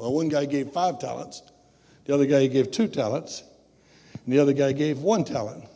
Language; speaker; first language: English; native; English